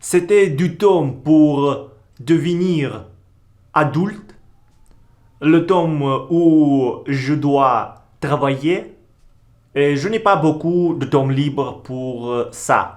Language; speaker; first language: French; non-native, learner; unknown